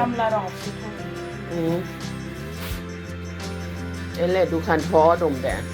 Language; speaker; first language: Swedish; non-native, learner; Thai